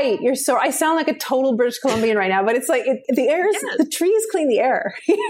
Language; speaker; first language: English; native; English